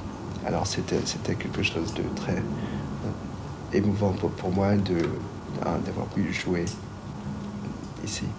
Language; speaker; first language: French; non-native, fluent; Chinese